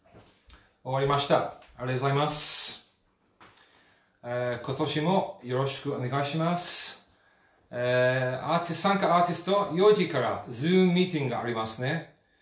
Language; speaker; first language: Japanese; non-native, learner; English